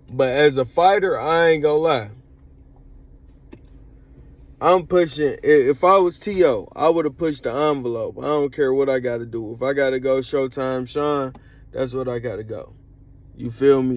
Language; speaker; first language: English; native; English